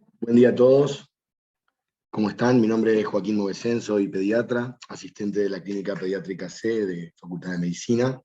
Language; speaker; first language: Spanish; native; Spanish